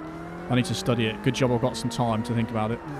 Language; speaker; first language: English; native; English